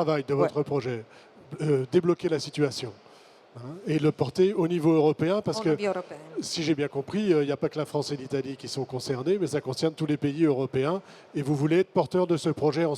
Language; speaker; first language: French; native; French